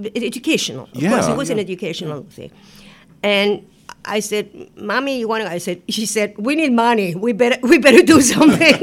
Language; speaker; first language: English; non-native, fluent; Spanish